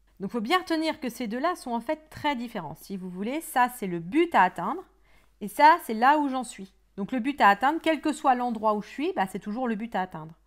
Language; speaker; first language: French; native; French